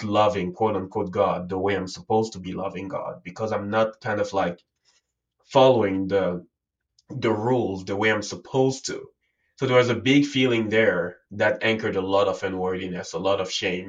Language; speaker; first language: English; non-native, local second language; French